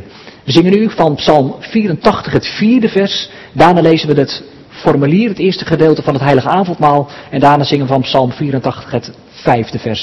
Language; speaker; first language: Dutch; native; Dutch